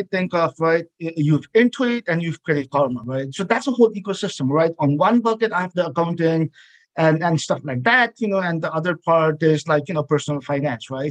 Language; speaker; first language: English; non-native, local second language; Nepali